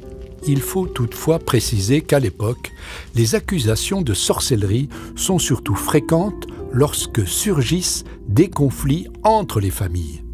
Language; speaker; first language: French; native; French